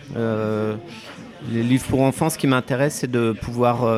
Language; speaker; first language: French; native; French